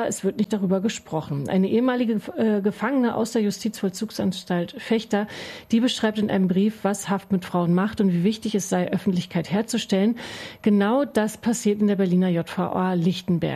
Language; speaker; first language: German; native; German